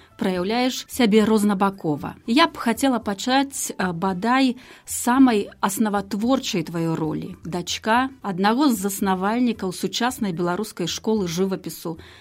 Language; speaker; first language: Belarusian; native; Belarusian